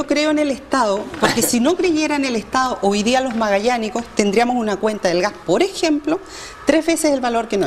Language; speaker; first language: Spanish; native; Spanish